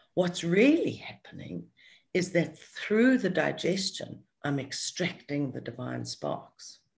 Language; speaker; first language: English; native; English